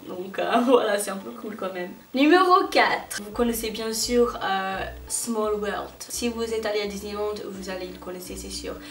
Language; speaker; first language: French; non-native, fluent; English